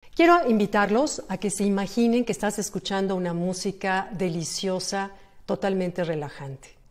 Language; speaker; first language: Spanish; native; Spanish